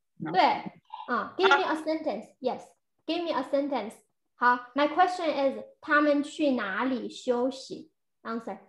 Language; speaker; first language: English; non-native, fluent; Chinese